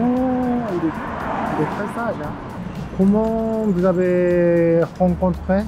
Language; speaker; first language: French; non-native, fluent; Japanese